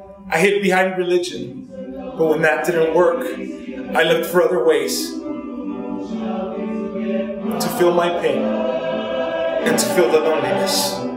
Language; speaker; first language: English; early bilingual, other home language; Spanish